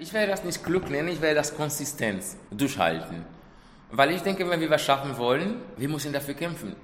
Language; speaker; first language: German; non-native, fluent; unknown